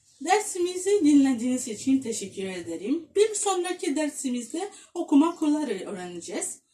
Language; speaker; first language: Turkish; non-native, fluent; Russian